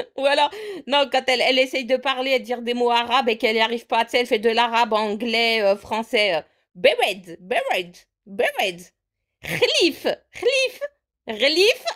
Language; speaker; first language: French; early bilingual, other home language; Portuguese